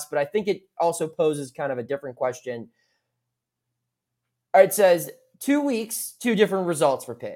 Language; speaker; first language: English; native; English